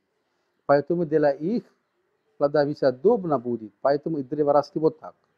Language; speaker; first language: Russian; non-native, learner; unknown